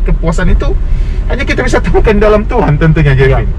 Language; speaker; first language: Indonesian; native; Indonesian